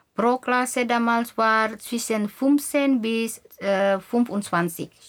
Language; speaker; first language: German; non-native, fluent; Indonesian